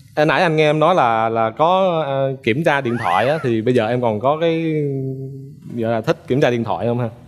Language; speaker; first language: Vietnamese; native; Vietnamese